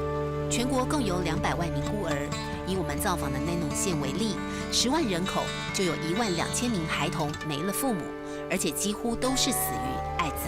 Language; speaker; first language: Chinese; native; Chinese